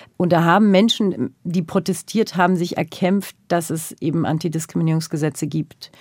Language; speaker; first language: German; early bilingual, other home language; Turkish